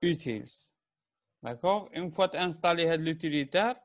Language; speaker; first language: French; non-native, local second language; Arabic